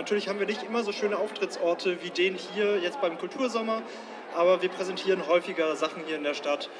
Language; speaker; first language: German; native; German